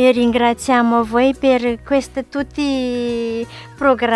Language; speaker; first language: Italian; non-native, learner; Malagasy